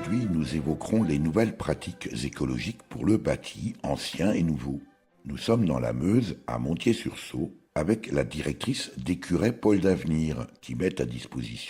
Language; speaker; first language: French; native; French